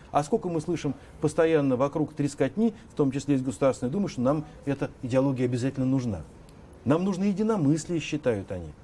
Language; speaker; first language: Russian; native; Russian